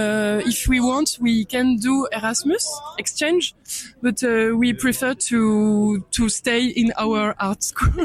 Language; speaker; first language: English; non-native, fluent; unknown